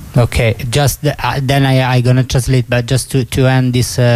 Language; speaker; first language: English; non-native, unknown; Italian